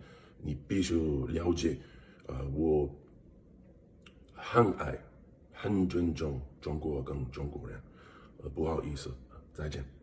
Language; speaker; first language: Chinese; non-native, learner; English